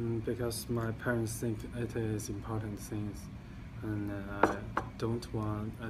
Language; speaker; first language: English; non-native, learner; Chinese